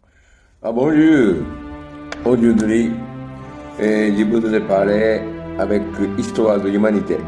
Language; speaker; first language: French; non-native, learner; Japanese